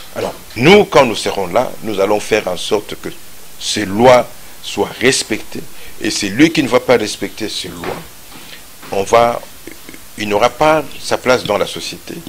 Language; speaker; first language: French; non-native, local second language; Lingala